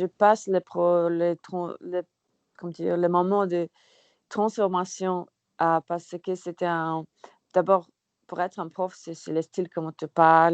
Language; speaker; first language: French; non-native, learner; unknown